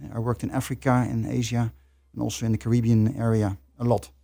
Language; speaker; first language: English; non-native, fluent; Dutch